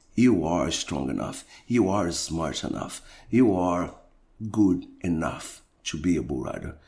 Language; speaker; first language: English; non-native, fluent; Portuguese